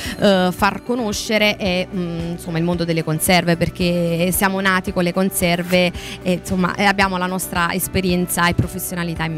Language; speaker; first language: Italian; native; Italian